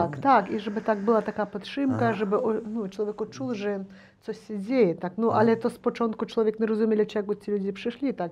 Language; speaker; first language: Polish; non-native, learner; Ukrainian